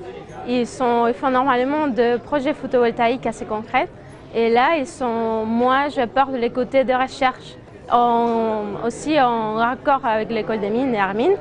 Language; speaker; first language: French; non-native, fluent; Spanish